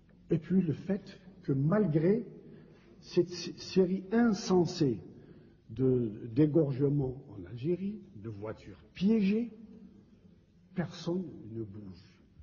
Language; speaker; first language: French; non-native, local second language; Kabyle